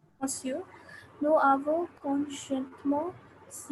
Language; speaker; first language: French; non-native, learner; Hindi